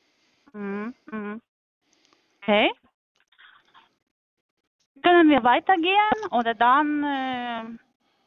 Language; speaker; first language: German; non-native, learner; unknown